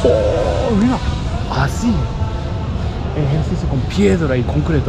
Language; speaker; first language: Spanish; non-native, learner; Japanese